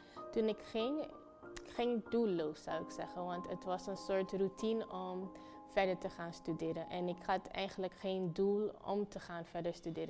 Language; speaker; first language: Dutch; non-native, fluent; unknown